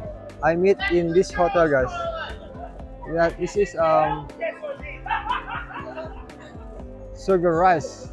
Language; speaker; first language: English; non-native, learner; Indonesian